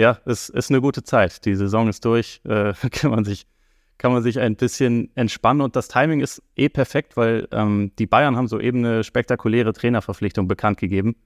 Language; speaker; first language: German; native; German